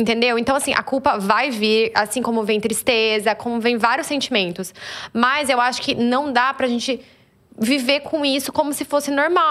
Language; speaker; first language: Portuguese; native; Portuguese